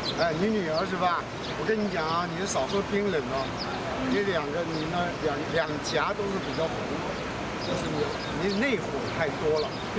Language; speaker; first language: Chinese; native; Chinese